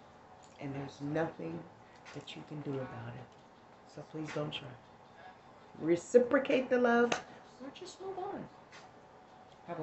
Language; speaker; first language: English; native; English